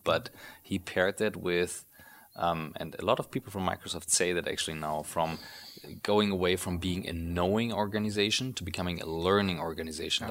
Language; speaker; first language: English; non-native, fluent; German